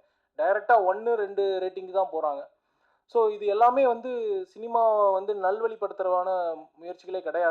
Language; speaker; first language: Tamil; native; Tamil